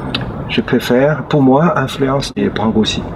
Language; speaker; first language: French; non-native, learner; Chinese